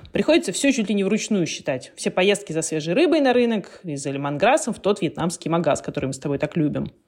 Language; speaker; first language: Russian; native; Russian